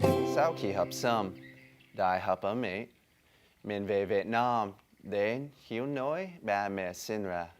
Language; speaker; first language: Vietnamese; early bilingual, heritage; Vietnamese